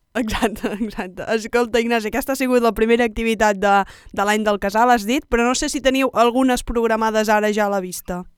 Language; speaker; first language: Catalan; native; Catalan